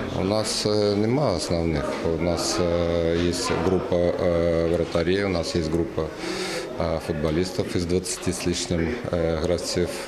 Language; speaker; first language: Ukrainian; non-native, learner; Russian